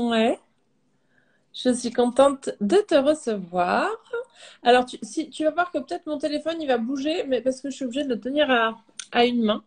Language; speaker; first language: French; native; French